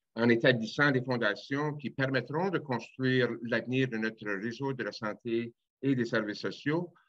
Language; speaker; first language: French; native; French